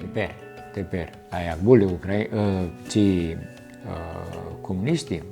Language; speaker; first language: Ukrainian; early bilingual, heritage; Ukrainian